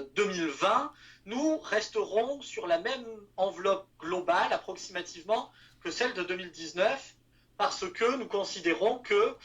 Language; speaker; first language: French; native; French